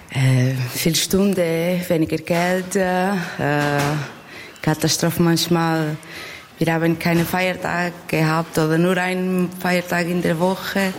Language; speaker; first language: German; non-native, learner; Portuguese